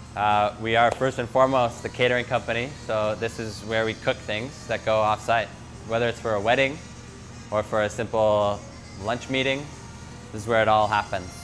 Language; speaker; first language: English; native; English